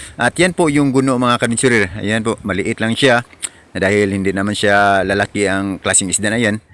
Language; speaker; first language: Filipino; non-native, local second language; Cebuano